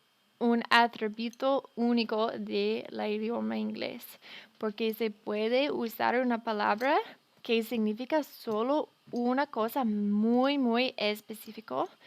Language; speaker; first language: Spanish; non-native, fluent; English